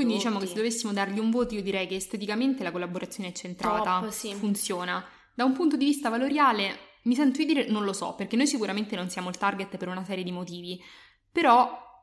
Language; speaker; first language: Italian; native; Italian